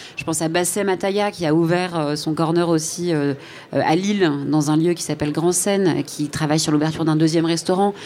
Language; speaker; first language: French; native; French